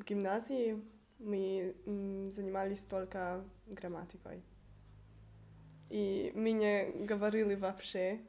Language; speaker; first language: Russian; non-native, learner; Hungarian